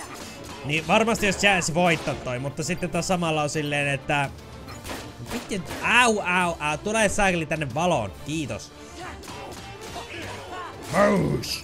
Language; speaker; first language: Finnish; native; Finnish